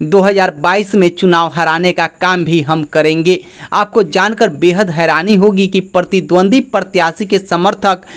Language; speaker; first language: Hindi; native; Hindi